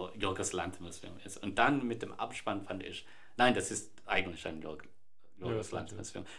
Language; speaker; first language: German; non-native, fluent; English